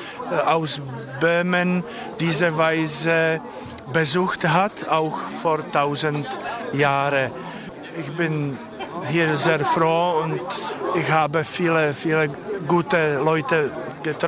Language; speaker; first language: German; non-native, learner; Czech